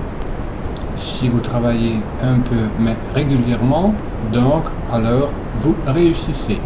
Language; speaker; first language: French; non-native, fluent; Russian